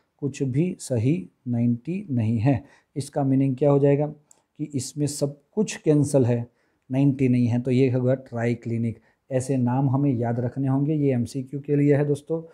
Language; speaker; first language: Hindi; non-native, local second language; Gujarati